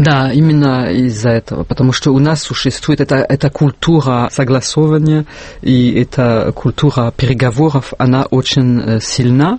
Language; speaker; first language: Russian; non-native, fluent; French